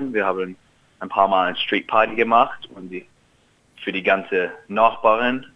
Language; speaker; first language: German; early bilingual, heritage; German